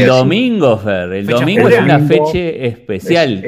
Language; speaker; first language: Spanish; native; Spanish